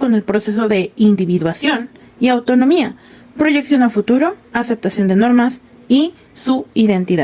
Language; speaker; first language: Spanish; native; Spanish